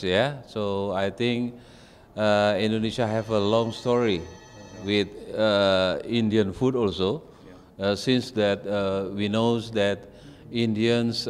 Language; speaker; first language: English; non-native, fluent; Indonesian